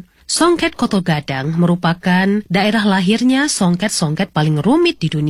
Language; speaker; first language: Indonesian; native; Indonesian